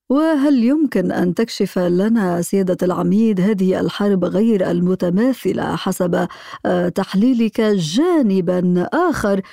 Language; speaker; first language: Arabic; native; Arabic